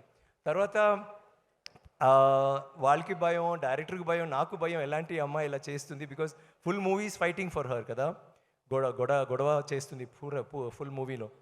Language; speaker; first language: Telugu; non-native, learner; Tamil